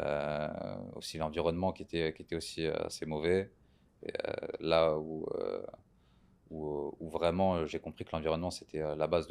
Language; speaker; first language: French; native; French